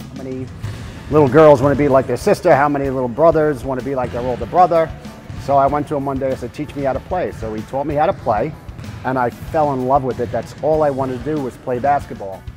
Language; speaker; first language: English; native; English